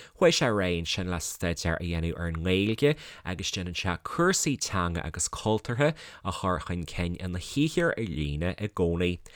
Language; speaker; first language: Irish; native; Irish